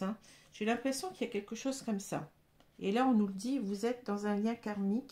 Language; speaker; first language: French; native; French